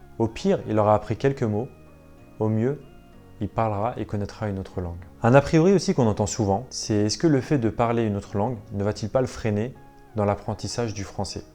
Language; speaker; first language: French; native; French